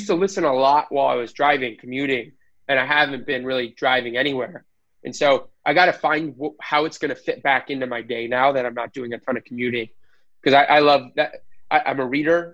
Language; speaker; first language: English; native; English